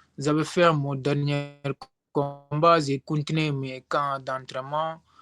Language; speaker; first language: French; non-native, local second language; Wolof